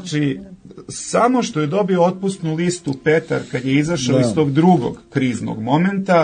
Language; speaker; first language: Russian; non-native, learner; Serbian